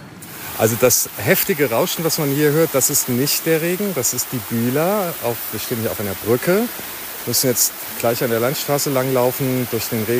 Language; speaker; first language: German; native; German